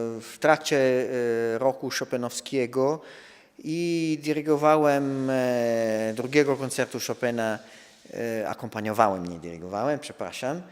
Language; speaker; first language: Polish; non-native, fluent; Italian